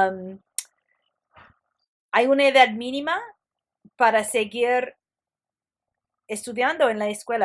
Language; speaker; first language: Spanish; non-native, fluent; English